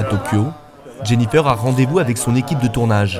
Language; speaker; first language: French; native; French